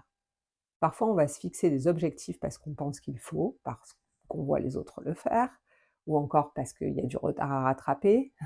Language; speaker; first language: French; native; French